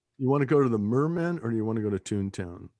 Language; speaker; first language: English; native; English